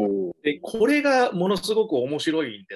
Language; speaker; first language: Japanese; native; Japanese